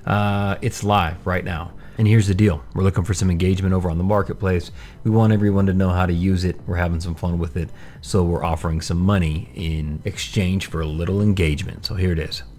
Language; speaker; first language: English; native; English